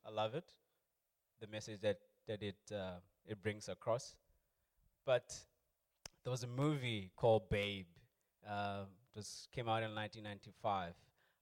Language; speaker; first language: English; non-native, local second language; Tswana